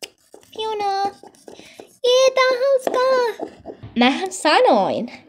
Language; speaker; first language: Finnish; native; Finnish